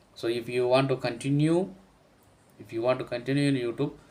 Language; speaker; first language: English; non-native, local second language; Telugu